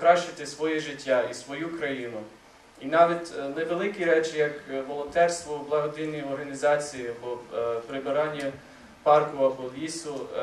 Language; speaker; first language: Ukrainian; non-native, fluent; English